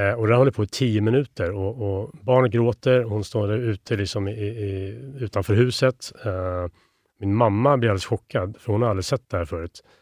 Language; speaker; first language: Swedish; native; Swedish